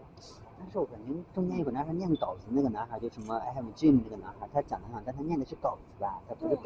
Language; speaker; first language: Chinese; native; Chinese